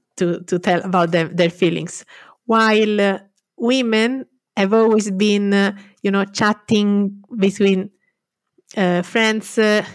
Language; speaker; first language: English; non-native, fluent; Italian